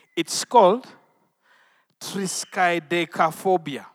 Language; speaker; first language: English; non-native, local second language; Luo (Kenya and Tanzania)